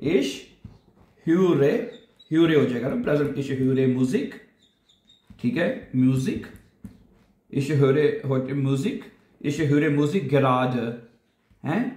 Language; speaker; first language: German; non-native, fluent; Urdu